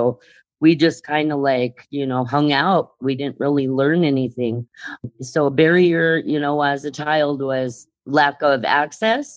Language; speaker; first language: English; native; English